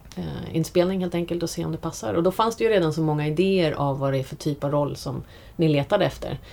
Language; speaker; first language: Swedish; early bilingual, other home language; English